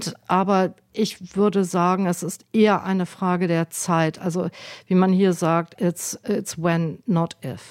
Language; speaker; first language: German; native; German